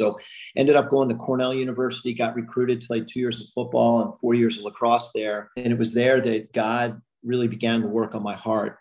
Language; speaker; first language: English; native; English